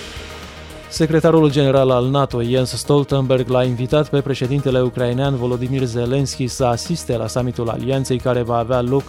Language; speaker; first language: Romanian; native; Romanian